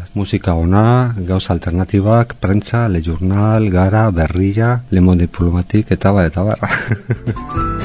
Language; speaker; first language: Basque; native; Basque